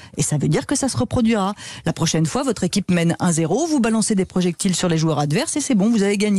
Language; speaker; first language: French; native; French